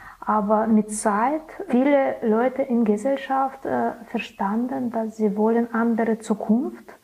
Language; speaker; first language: German; non-native, learner; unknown